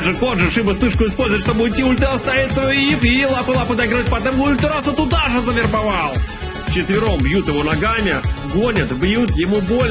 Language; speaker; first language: Russian; native; Russian